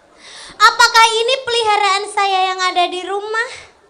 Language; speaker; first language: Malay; non-native, local second language; Javanese